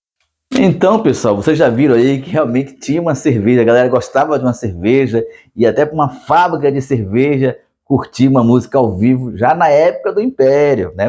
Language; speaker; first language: Portuguese; native; Portuguese